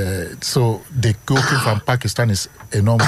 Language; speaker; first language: Dutch; non-native, fluent; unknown